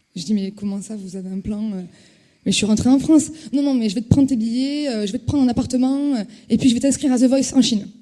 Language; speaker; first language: French; native; French